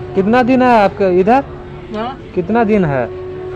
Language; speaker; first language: Hindi; non-native, local second language; Bangla